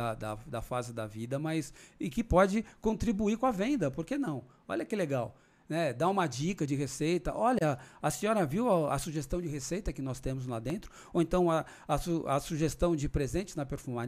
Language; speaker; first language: Portuguese; native; Portuguese